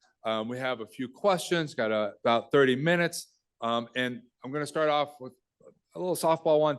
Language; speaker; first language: English; native; English